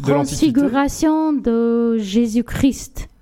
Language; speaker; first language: French; non-native, learner; Armenian